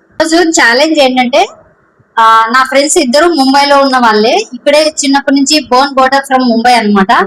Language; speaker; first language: Telugu; native; Telugu